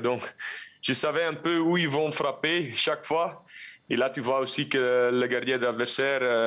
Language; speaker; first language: French; non-native, local second language; Dutch